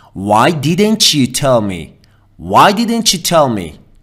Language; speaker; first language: English; non-native, fluent; Persian